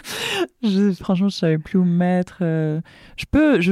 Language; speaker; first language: French; native; French